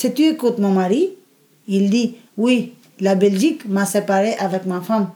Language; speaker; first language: French; non-native, learner; Albanian